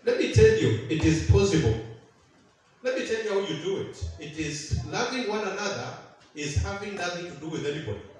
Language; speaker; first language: English; non-native, local second language; Swahili